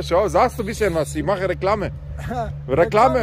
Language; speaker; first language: German; early bilingual, other home language; Bosnian